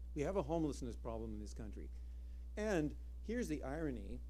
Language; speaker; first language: English; native; English